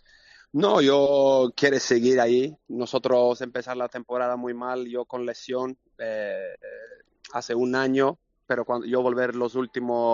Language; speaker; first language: Spanish; non-native, learner; Swedish